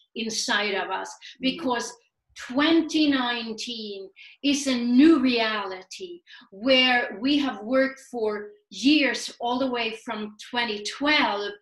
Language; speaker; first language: English; non-native, fluent; Swedish